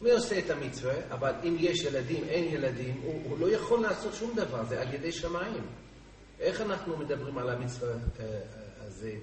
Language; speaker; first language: Hebrew; non-native, learner; English